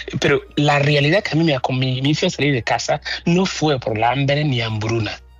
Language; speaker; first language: Spanish; non-native, fluent; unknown